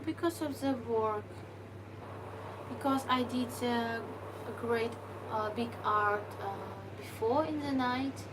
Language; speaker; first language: English; non-native, learner; Ukrainian